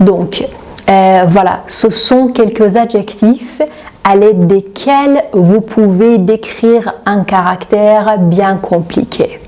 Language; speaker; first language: French; non-native, fluent; Persian